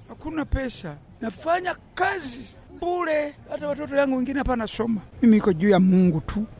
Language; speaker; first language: Swahili; non-native, local second language; Ganda